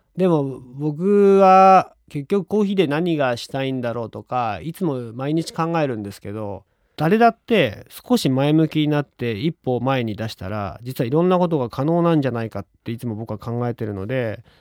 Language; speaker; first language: Japanese; native; Japanese